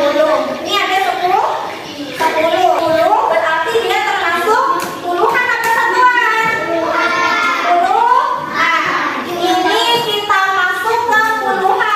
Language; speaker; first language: Indonesian; native; Indonesian